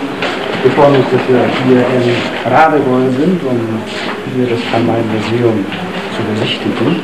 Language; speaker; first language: German; non-native, fluent; French